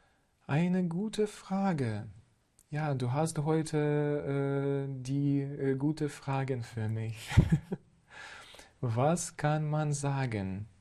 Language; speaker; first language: German; non-native, fluent; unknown